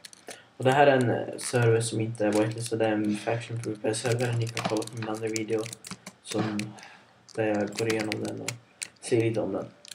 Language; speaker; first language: Swedish; native; Swedish